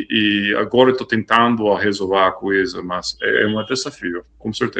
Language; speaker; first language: Portuguese; non-native, fluent; English